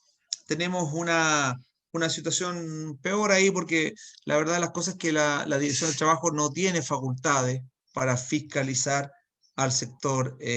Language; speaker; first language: Spanish; native; Spanish